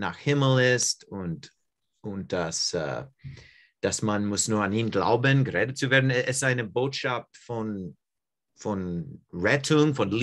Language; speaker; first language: German; non-native, learner; English